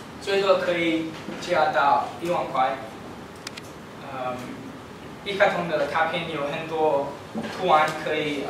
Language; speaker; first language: Chinese; non-native, learner; English